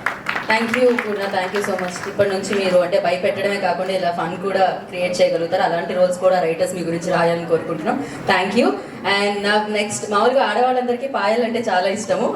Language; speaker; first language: Telugu; native; Telugu